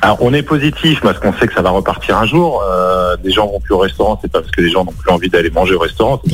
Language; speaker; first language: French; native; French